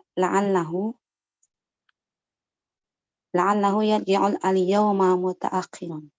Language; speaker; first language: Arabic; non-native, learner; Indonesian